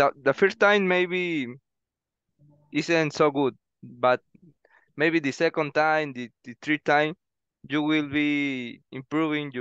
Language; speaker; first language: English; non-native, learner; Spanish